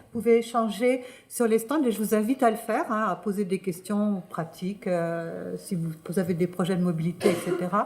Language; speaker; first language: French; native; French